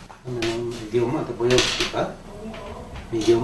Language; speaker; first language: Spanish; non-native, local second language; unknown